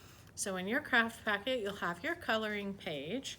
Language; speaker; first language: English; native; English